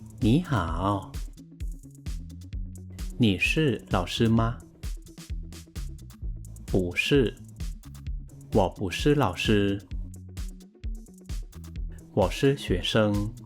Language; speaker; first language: Chinese; non-native, fluent; Thai